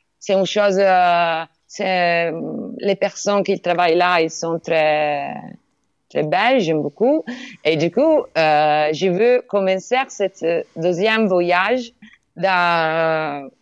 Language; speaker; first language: French; non-native, learner; Italian